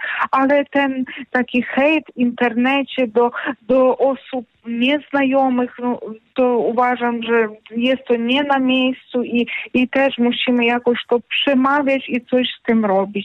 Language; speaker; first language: Polish; non-native, fluent; Ukrainian